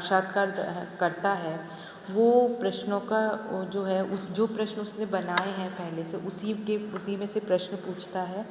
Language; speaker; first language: Hindi; native; Hindi